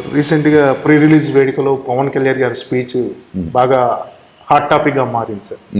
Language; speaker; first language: Telugu; native; Telugu